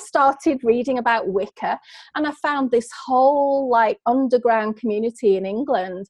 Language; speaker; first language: English; native; English